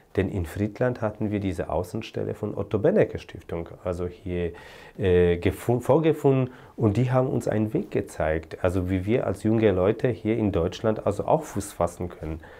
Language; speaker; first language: German; non-native, fluent; Polish